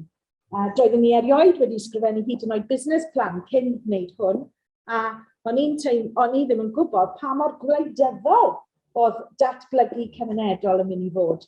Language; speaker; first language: Welsh; non-native, local second language; English